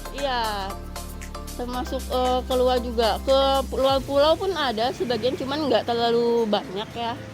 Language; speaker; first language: Indonesian; native; Indonesian